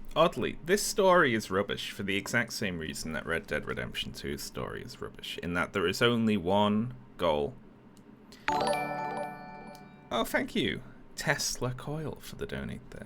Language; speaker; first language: English; native; English